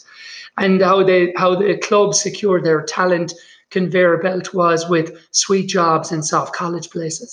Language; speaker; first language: English; native; English